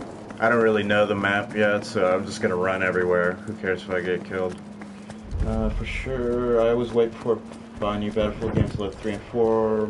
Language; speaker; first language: English; native; English